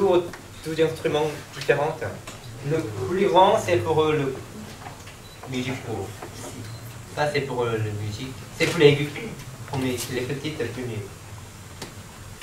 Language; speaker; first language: French; non-native, learner; Korean